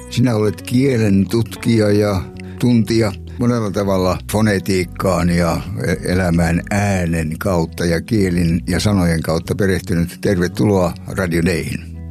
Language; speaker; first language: Finnish; native; Finnish